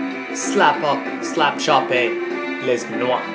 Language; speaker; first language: French; non-native, learner; English